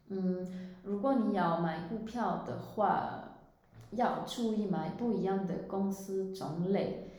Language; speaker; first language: Chinese; non-native, fluent; Swiss German